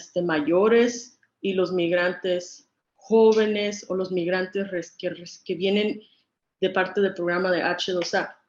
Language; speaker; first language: Spanish; early bilingual, other home language; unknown